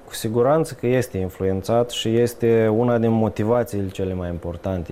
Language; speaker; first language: Romanian; native; Romanian